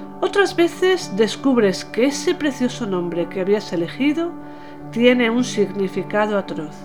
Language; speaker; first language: Spanish; native; Spanish